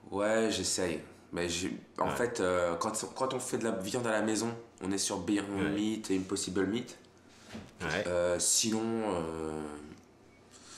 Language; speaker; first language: French; native; French